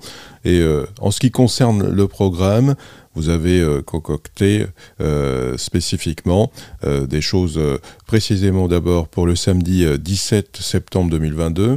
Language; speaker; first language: French; native; French